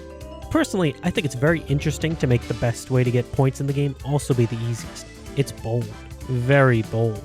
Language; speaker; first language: English; native; English